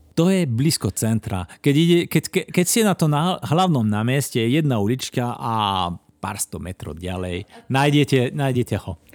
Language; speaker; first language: Slovak; non-native, fluent; French